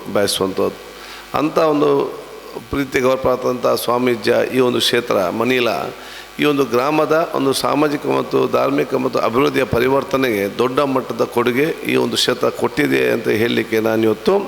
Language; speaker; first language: Kannada; non-native, local second language; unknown